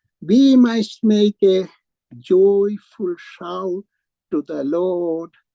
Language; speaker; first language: English; non-native, local second language; Malayalam